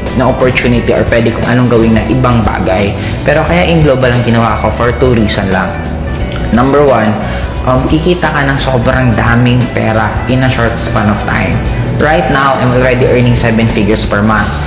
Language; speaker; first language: Filipino; non-native, local second language; Bikol